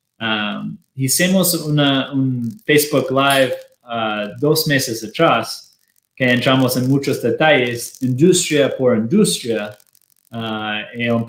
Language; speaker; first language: Spanish; non-native, fluent; Portuguese